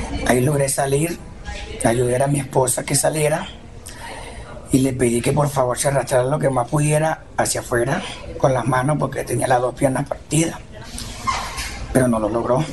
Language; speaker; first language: Spanish; native; Spanish